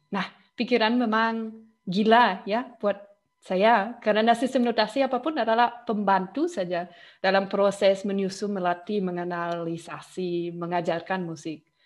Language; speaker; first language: Indonesian; non-native, fluent; German